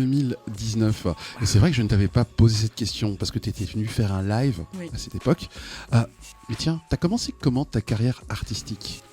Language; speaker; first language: French; native; French